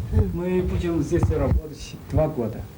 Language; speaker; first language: Russian; non-native, fluent; Chinese